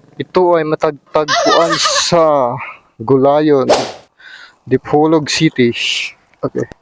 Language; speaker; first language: Filipino; non-native, local second language; Cebuano